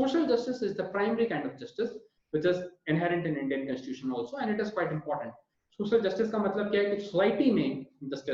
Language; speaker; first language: English; non-native, local second language; Hindi